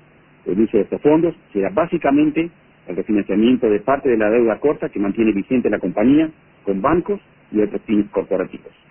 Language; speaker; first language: Spanish; native; Spanish